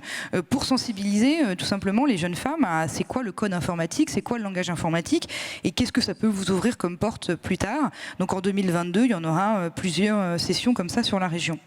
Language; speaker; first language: French; native; French